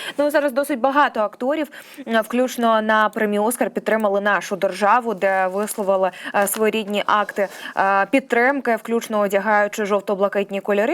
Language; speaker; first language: Ukrainian; native; Ukrainian